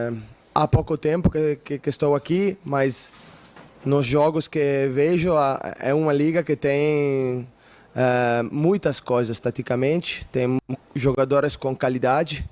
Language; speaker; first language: Portuguese; non-native, fluent; Italian